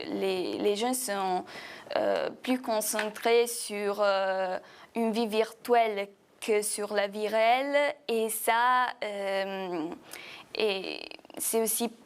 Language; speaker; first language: French; non-native, fluent; Italian